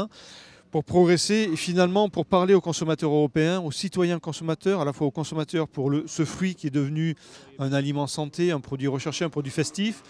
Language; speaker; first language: French; native; French